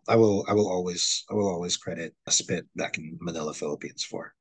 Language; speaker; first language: English; non-native, local second language; Filipino